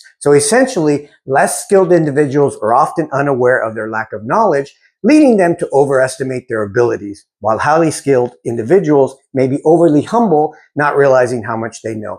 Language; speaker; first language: English; native; English